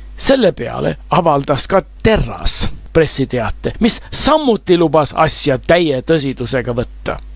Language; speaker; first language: Estonian; native; Estonian